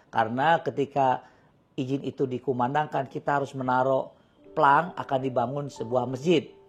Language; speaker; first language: Indonesian; native; Indonesian